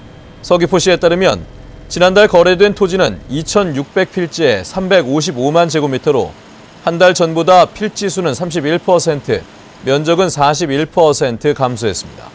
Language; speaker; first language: Korean; native; Korean